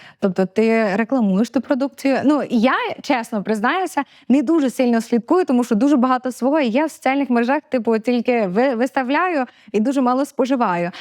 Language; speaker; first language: Ukrainian; native; Ukrainian